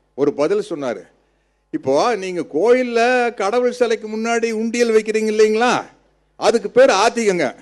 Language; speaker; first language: Tamil; native; Tamil